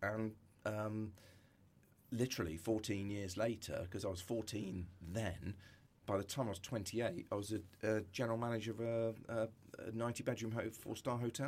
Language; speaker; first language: English; native; English